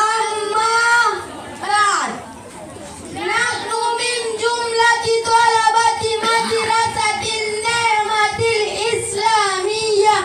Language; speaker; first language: Arabic; non-native, learner; Swahili